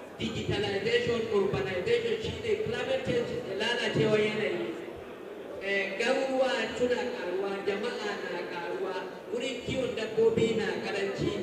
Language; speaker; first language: Hausa; non-native, local second language; Fula